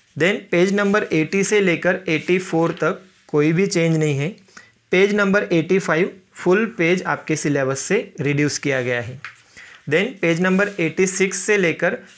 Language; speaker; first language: Hindi; non-native, local second language; Marathi